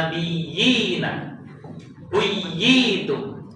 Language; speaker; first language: Arabic; non-native, fluent; Indonesian